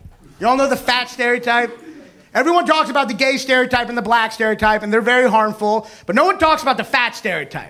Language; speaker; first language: English; native; English